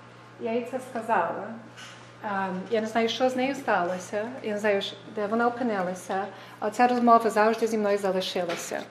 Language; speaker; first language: Ukrainian; early bilingual, heritage; Ukrainian